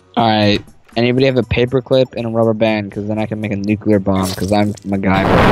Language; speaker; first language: English; native; English